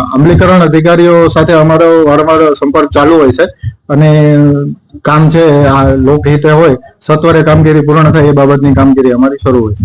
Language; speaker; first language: Gujarati; native; Gujarati